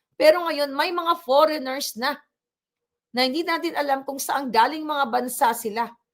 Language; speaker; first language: Filipino; non-native, local second language; Cebuano